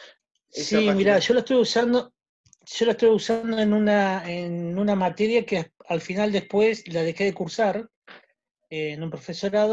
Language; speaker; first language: Spanish; native; Spanish